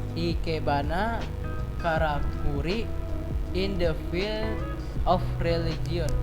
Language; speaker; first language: English; non-native, learner; Indonesian